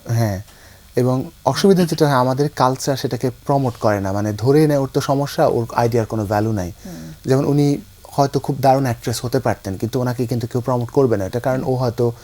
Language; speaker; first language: Bangla; native; Bangla